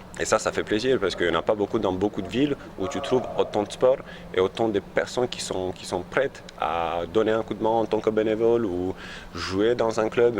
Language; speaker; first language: French; non-native, fluent; Romanian